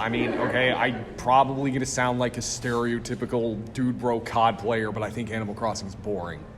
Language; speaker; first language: English; native; English